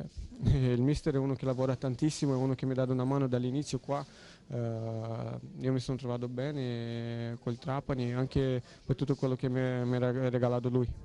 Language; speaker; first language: Italian; non-native, fluent; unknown